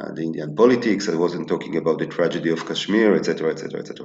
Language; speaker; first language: English; non-native, fluent; Hebrew